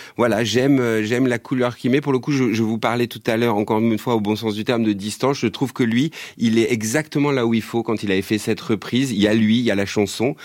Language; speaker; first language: French; native; French